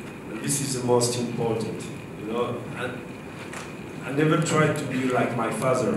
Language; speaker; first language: English; non-native, fluent; French